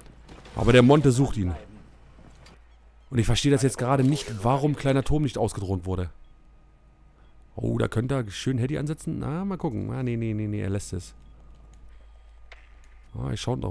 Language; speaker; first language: German; native; German